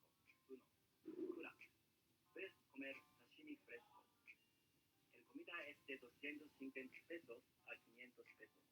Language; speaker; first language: Spanish; non-native, learner; Japanese